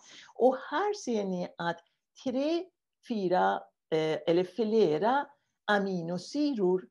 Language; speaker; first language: Swedish; non-native, fluent; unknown